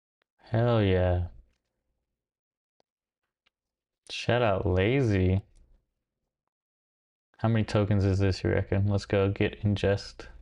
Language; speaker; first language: English; native; English